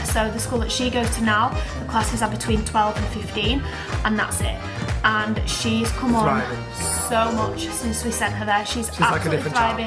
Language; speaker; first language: English; native; English